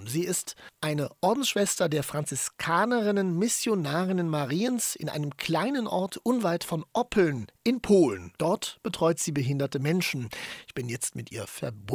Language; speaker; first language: German; native; German